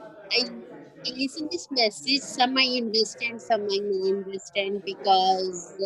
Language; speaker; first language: English; non-native, learner; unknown